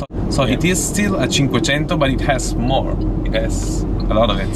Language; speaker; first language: English; non-native, fluent; Italian